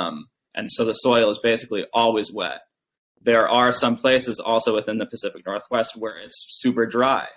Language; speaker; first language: English; native; English